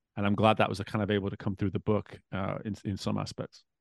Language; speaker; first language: English; native; English